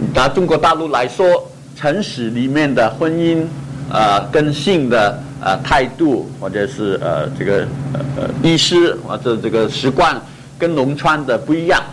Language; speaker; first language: Chinese; non-native, local second language; Cantonese